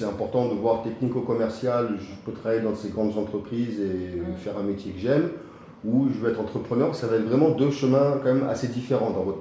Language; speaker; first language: French; native; French